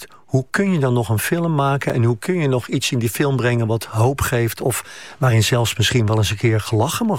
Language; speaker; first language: Dutch; native; Dutch